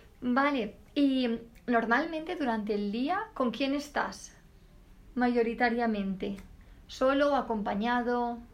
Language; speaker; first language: Spanish; native; Spanish